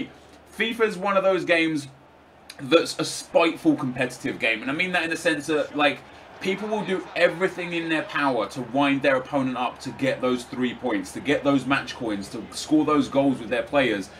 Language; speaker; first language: English; native; English